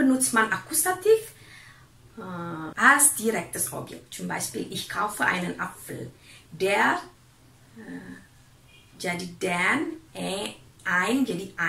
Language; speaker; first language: German; non-native, fluent; Indonesian